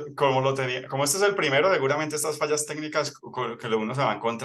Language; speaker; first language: Spanish; native; Spanish